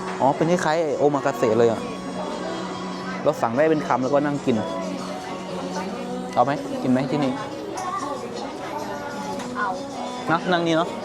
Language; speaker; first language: Thai; native; Thai